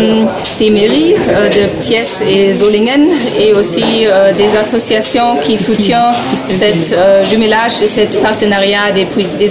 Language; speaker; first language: French; non-native, fluent; German